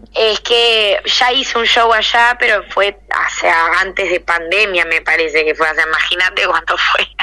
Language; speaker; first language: Spanish; non-native, local second language; Portuguese